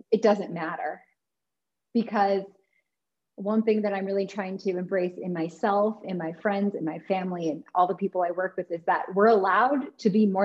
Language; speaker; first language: English; native; English